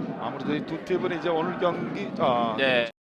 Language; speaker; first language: Korean; native; Korean